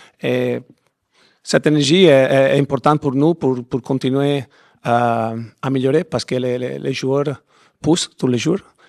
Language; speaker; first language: French; non-native, fluent; Italian